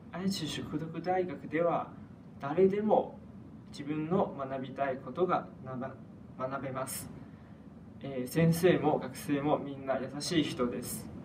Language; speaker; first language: Japanese; non-native, fluent; Chinese